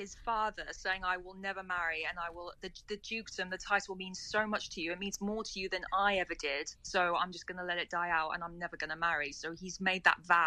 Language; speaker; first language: English; native; English